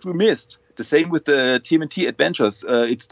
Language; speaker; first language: English; non-native, fluent; German